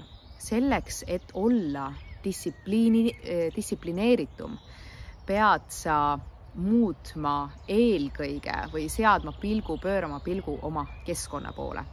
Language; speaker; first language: Estonian; native; Estonian